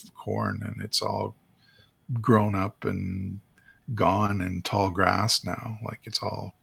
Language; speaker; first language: English; native; English